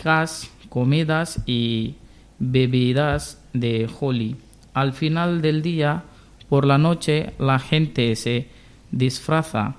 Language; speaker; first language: Spanish; non-native, learner; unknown